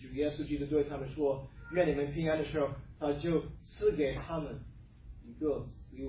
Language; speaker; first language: Chinese; non-native, fluent; English